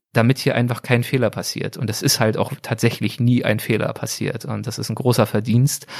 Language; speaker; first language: German; native; German